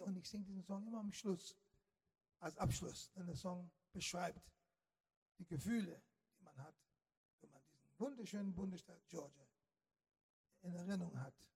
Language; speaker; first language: German; non-native, fluent; English